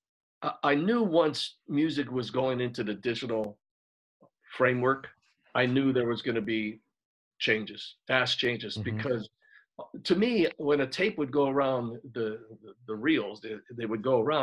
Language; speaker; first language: English; native; English